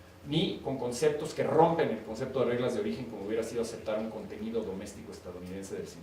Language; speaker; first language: Spanish; native; Spanish